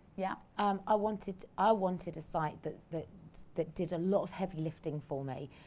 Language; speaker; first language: English; native; English